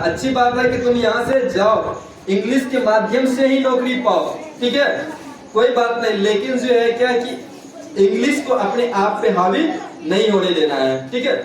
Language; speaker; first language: Hindi; native; Hindi